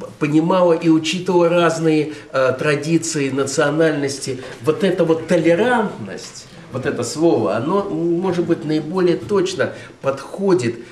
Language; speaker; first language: Russian; native; Russian